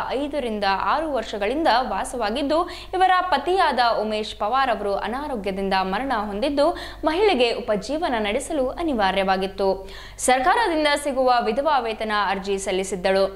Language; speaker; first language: Kannada; native; Kannada